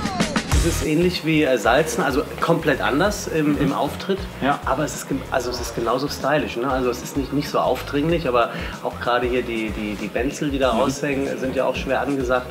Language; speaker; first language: German; native; German